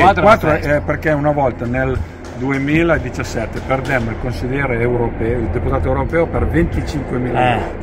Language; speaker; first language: Italian; native; Italian